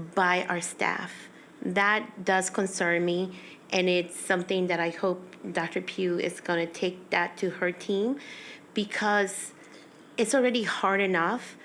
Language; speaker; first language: English; early bilingual, other home language; Spanish